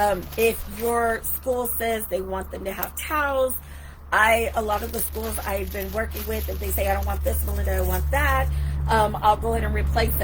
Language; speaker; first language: English; native; English